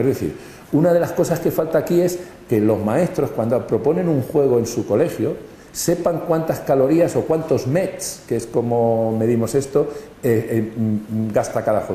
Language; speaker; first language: Spanish; native; Spanish